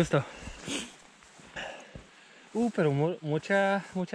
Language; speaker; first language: Spanish; non-native, learner; Bulgarian